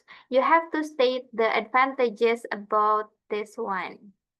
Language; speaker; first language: English; non-native, fluent; Indonesian